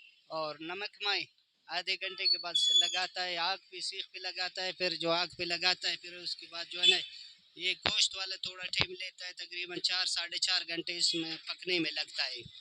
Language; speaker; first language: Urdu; non-native, local second language; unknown